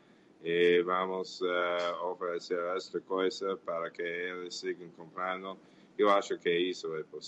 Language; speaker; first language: Portuguese; non-native, fluent; English